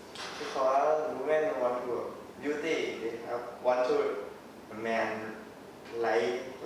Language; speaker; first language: English; non-native, learner; Thai